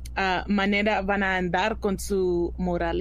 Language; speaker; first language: Spanish; early bilingual, heritage; Spanish